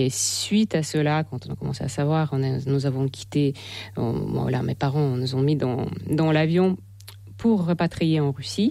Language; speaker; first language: French; non-native, fluent; Russian